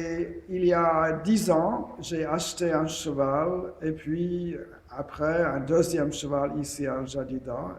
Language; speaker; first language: French; non-native, fluent; English